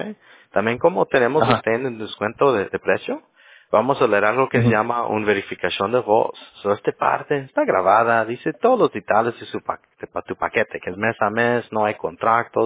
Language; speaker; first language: Spanish; early bilingual, heritage; English